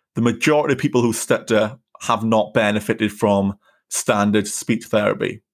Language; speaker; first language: English; native; English